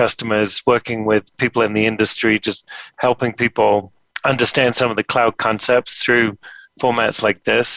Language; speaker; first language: English; native; English